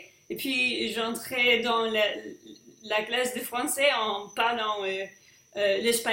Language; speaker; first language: French; non-native, fluent; English